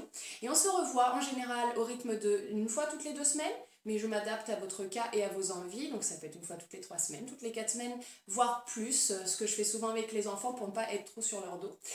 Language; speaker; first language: French; native; French